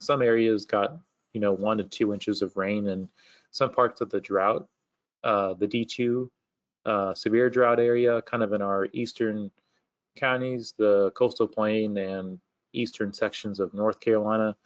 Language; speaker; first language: English; native; English